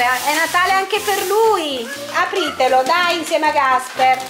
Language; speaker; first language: Italian; native; Italian